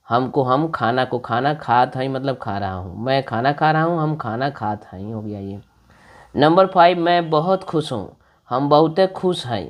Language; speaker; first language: Hindi; non-native, local second language; Bhojpuri